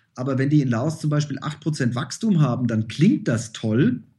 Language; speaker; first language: German; native; German